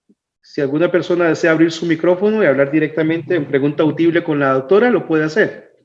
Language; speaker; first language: Spanish; native; Spanish